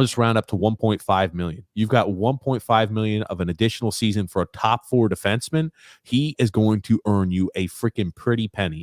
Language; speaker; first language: English; native; English